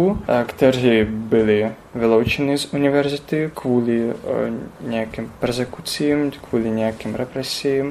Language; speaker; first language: Czech; non-native, learner; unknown